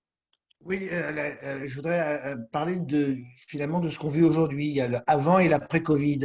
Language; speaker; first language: French; native; French